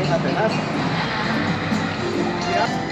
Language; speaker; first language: Spanish; native; Spanish